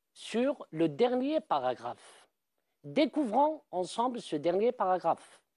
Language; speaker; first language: French; non-native, local second language; Arabic